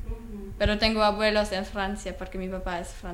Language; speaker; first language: Spanish; non-native, learner; German